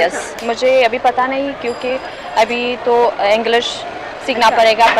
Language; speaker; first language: Hindi; non-native, fluent; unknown